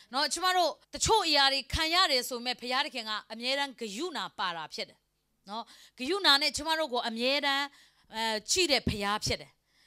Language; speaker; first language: Burmese; non-native, local second language; Kachin